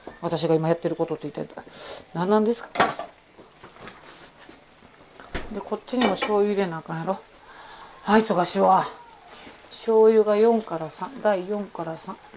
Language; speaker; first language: Japanese; native; Japanese